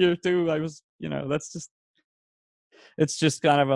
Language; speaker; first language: English; non-native, fluent; Hebrew